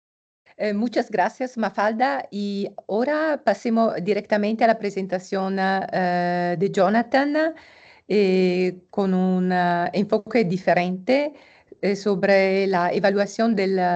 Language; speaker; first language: Spanish; non-native, fluent; Italian